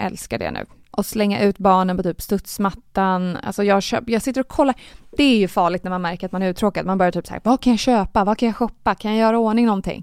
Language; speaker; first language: Swedish; native; Swedish